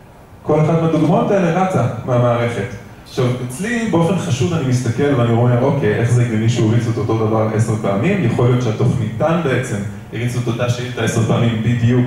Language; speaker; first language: Hebrew; native; Hebrew